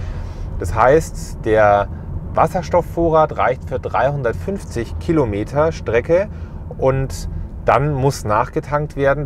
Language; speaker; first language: German; native; German